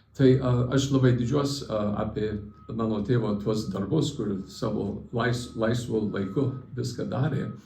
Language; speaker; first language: Lithuanian; early bilingual, heritage; Lithuanian